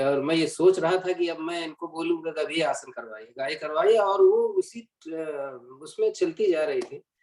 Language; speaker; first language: Hindi; native; Hindi